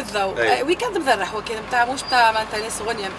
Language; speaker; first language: Arabic; native; Arabic